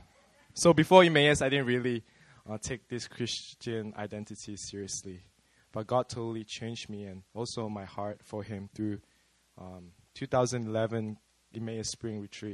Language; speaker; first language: English; non-native, local second language; Chinese